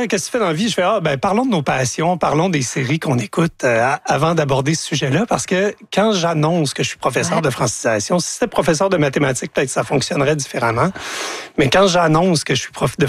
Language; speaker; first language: French; native; French